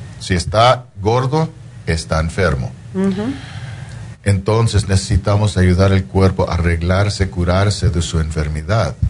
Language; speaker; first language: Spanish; non-native, fluent; English